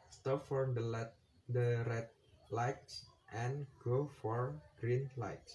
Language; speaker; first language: English; non-native, learner; Indonesian